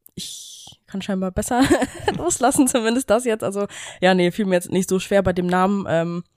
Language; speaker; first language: German; native; German